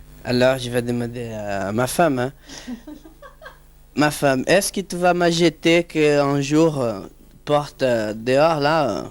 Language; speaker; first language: French; non-native, learner; Portuguese